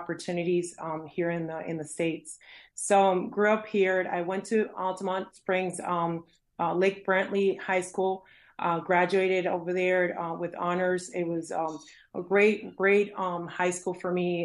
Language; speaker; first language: English; early bilingual, other home language; Spanish